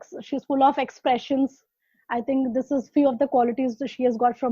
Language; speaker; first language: English; non-native, local second language; Hindi